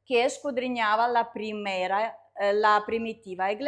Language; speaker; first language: Spanish; non-native, learner; Russian